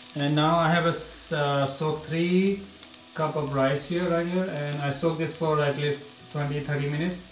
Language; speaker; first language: English; non-native, local second language; Hindi